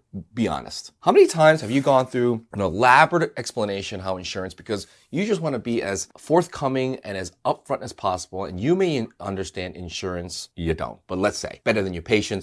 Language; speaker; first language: English; native; English